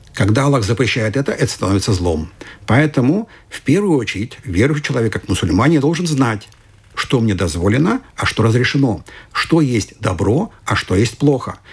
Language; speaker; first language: Russian; non-native, fluent; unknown